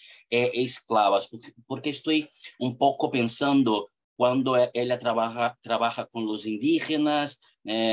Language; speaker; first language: Spanish; non-native, fluent; Portuguese